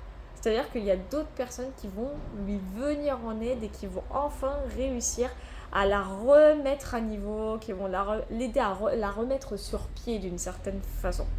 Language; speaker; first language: French; native; French